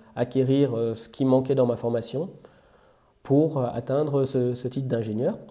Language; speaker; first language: French; native; French